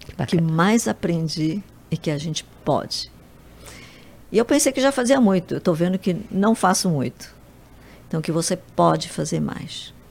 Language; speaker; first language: Portuguese; early bilingual, other home language; Japanese